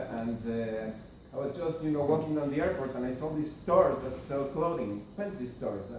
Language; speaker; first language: English; non-native, fluent; Spanish